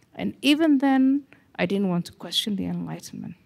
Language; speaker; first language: English; non-native, fluent; Somali